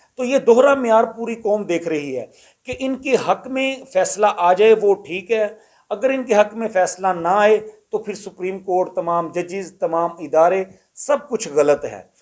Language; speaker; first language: Urdu; non-native, local second language; Punjabi